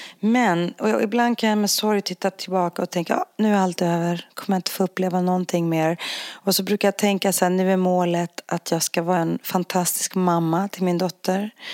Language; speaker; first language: Swedish; early bilingual, other home language; Greek